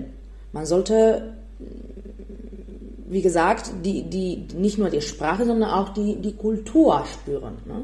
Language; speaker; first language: German; non-native, fluent; Spanish